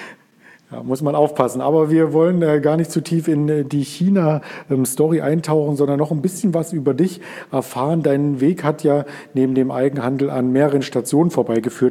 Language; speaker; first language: German; native; German